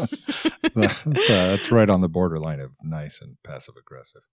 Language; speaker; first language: English; native; English